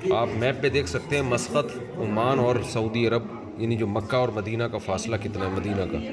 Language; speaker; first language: Urdu; native; Urdu